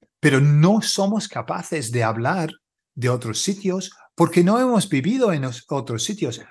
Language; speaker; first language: Spanish; non-native, fluent; English